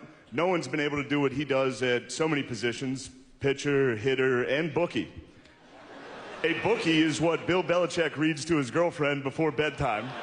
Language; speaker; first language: English; native; English